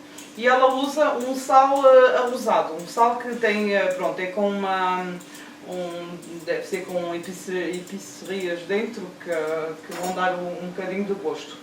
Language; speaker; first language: Portuguese; early bilingual, heritage; Portuguese